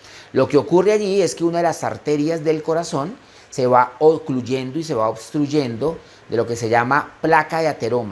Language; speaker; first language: Spanish; native; Spanish